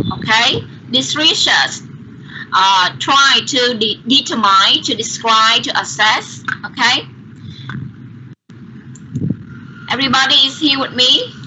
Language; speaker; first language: English; non-native, learner; Vietnamese